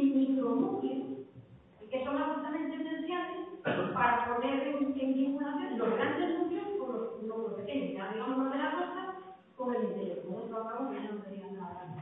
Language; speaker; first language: Spanish; native; Spanish